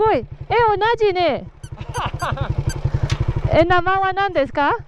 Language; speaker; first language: Japanese; non-native, learner; Spanish